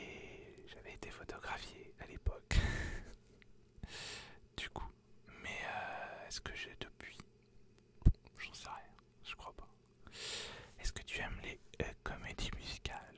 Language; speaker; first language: French; native; French